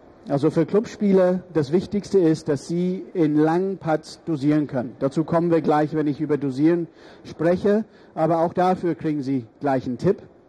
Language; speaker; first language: German; non-native, fluent; English